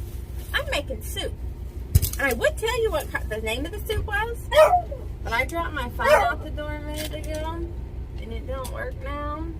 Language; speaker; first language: English; native; English